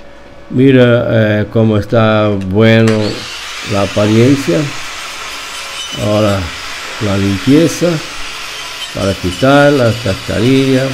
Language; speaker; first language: Spanish; non-native, fluent; Portuguese